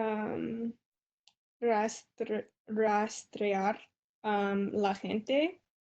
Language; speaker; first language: Spanish; non-native, learner; English